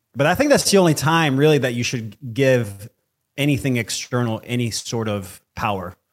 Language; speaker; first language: English; early bilingual, other home language; Portuguese